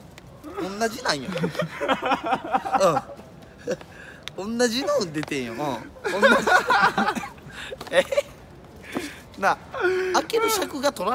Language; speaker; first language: Japanese; native; Japanese